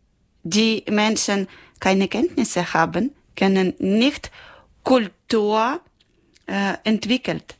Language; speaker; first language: German; non-native, learner; Ukrainian